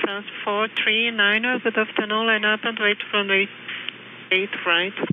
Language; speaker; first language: English; non-native, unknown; Portuguese